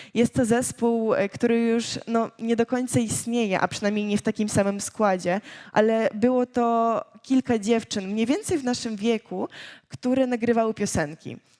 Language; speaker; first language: Polish; early bilingual, other home language; Ukrainian